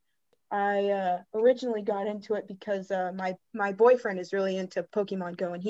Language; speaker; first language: English; native; English